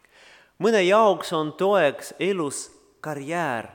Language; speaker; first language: Estonian; non-native, learner; Russian